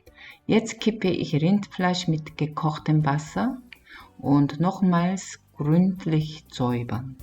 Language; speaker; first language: German; non-native, learner; Korean